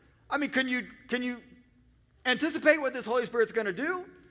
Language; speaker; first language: English; native; English